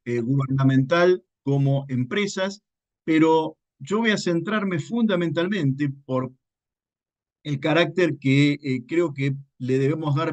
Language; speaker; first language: Spanish; native; Spanish